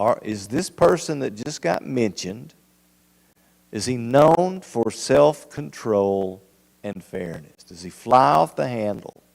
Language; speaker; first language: English; native; English